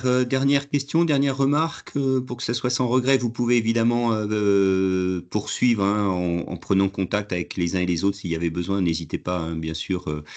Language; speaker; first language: French; native; French